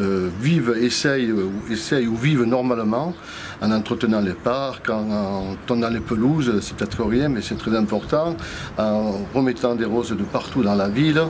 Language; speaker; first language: French; native; French